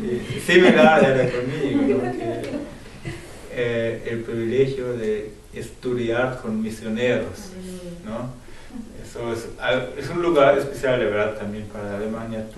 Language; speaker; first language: Spanish; non-native, fluent; German